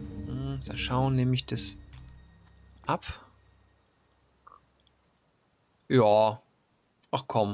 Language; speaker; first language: German; native; German